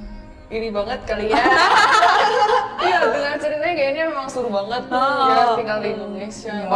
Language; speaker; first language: Indonesian; non-native, fluent; Korean